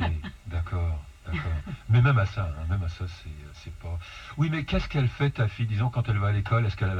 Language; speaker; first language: French; native; French